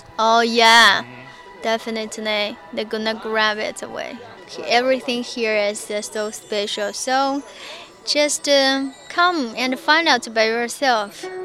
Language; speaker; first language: English; non-native, fluent; Chinese